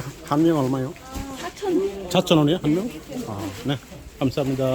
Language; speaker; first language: Korean; non-native, learner; Bangla